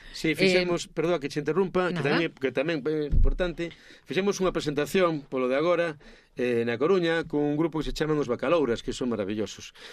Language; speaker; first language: Galician; native; Galician